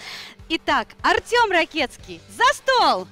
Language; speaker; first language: Russian; native; Russian